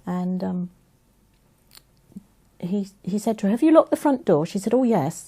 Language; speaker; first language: English; native; English